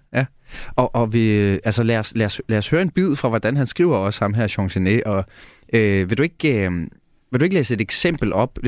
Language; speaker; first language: Danish; native; Danish